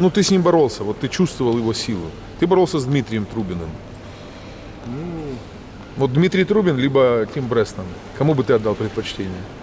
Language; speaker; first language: Russian; native; Russian